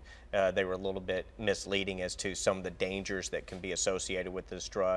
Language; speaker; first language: English; native; English